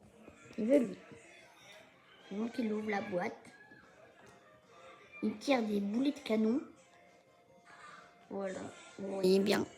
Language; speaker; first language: French; native; French